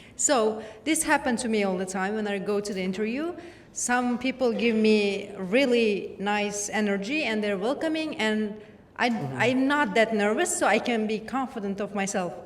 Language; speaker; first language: English; non-native, fluent; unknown